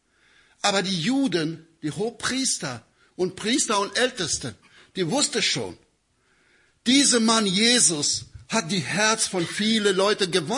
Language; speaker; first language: German; non-native, learner; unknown